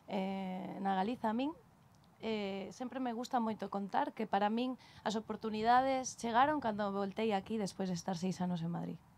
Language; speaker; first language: Spanish; native; Spanish